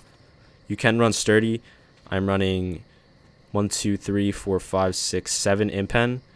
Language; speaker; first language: English; native; English